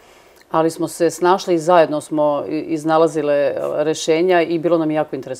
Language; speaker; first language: Serbian; native; Serbian